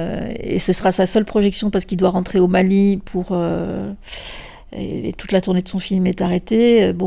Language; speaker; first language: French; native; French